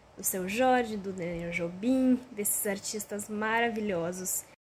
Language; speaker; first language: Portuguese; non-native, fluent; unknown